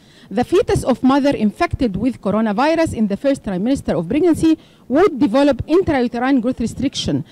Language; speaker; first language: English; non-native, fluent; Arabic